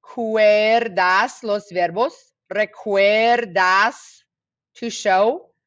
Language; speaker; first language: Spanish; non-native, fluent; English